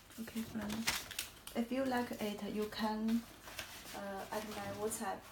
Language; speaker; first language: English; non-native, learner; Chinese